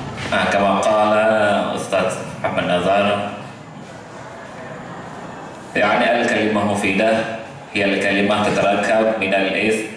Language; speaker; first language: Arabic; non-native, fluent; Indonesian